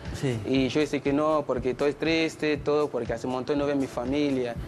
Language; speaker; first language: Spanish; non-native, learner; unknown